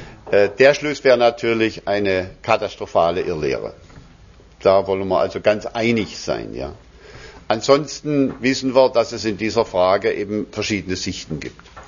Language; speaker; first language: German; native; German